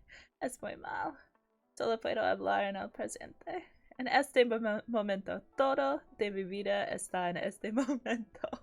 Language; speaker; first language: Spanish; non-native, learner; English